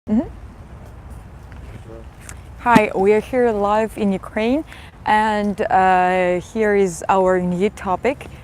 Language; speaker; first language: English; non-native, fluent; Russian